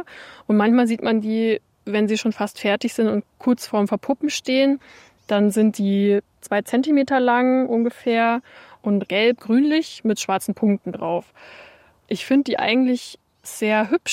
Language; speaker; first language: German; native; German